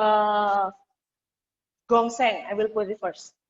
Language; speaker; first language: English; non-native, learner; Indonesian